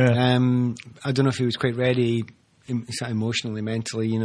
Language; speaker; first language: English; native; English